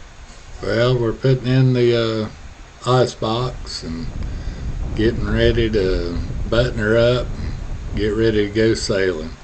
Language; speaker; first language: English; native; English